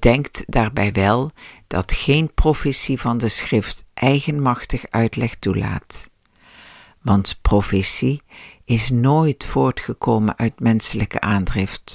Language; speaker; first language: Dutch; native; Dutch